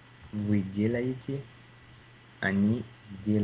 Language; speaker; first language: Russian; non-native, learner; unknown